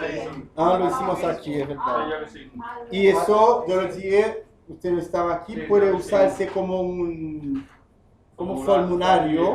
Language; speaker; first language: Spanish; non-native, fluent; Haitian Creole